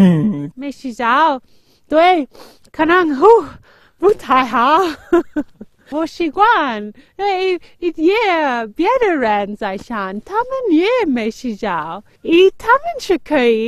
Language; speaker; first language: Chinese; non-native, learner; French